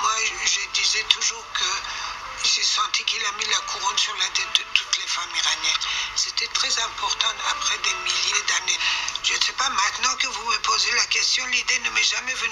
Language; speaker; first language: French; non-native, fluent; Persian